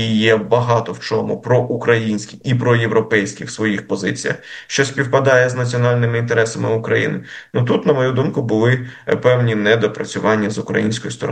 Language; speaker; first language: Ukrainian; native; Ukrainian